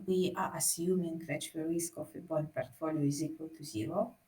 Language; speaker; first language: English; non-native, fluent; Russian